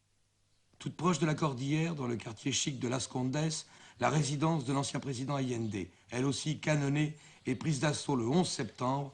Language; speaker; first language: French; native; French